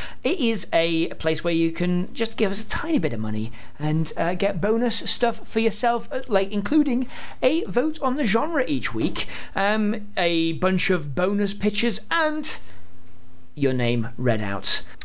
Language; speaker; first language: English; native; English